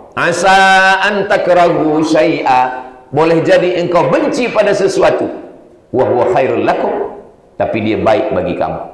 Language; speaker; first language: Malay; native; Malay